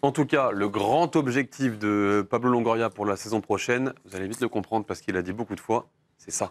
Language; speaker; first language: French; native; French